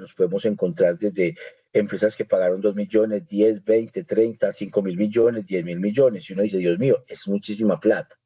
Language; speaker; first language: Spanish; native; Spanish